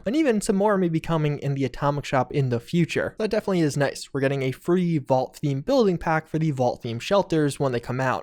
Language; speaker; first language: English; native; English